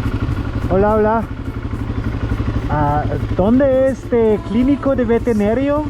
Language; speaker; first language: Spanish; non-native, learner; German